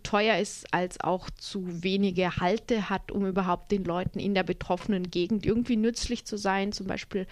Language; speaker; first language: German; native; German